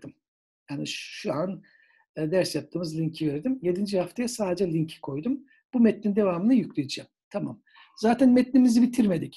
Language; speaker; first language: Turkish; native; Turkish